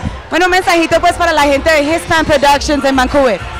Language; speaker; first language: Spanish; native; Spanish